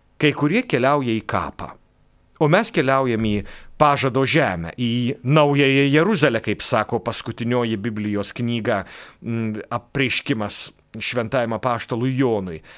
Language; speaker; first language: Lithuanian; native; Lithuanian